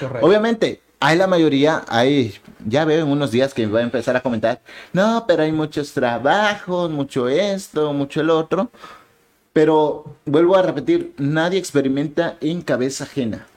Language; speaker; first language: Spanish; native; Spanish